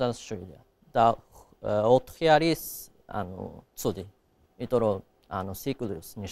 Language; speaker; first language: Georgian; non-native, fluent; Japanese